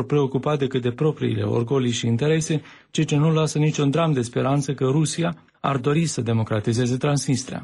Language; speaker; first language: Romanian; native; Romanian